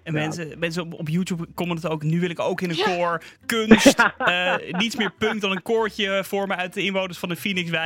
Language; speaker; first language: Dutch; native; Dutch